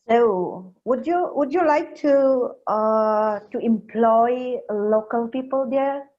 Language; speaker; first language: English; non-native, learner; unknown